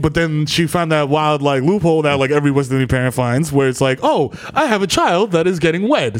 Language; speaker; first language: English; early bilingual, other home language; Spanish